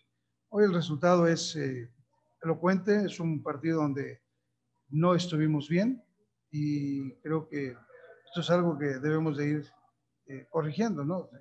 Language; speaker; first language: Spanish; native; Spanish